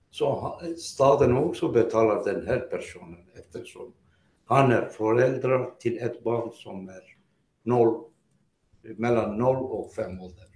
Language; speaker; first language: Swedish; non-native, fluent; Greek